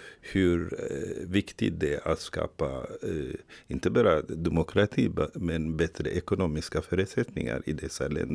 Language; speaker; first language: Swedish; non-native, fluent; Tigrinya